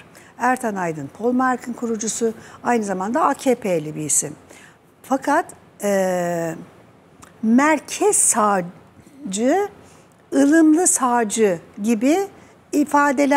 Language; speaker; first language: Turkish; native; Turkish